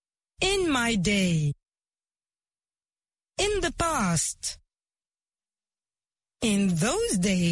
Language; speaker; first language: English; non-native, fluent; French